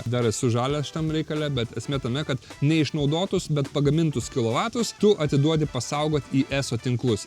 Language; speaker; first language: Lithuanian; native; Lithuanian